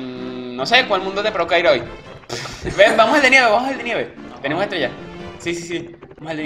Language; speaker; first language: Spanish; native; Spanish